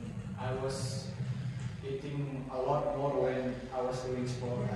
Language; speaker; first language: English; non-native, learner; Indonesian